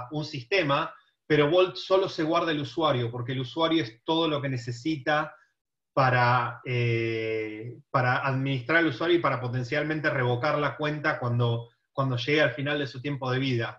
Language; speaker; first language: Spanish; native; Spanish